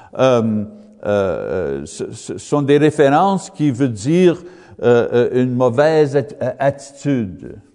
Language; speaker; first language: French; non-native, learner; English